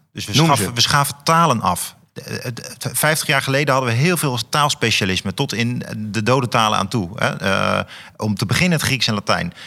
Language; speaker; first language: Dutch; native; Dutch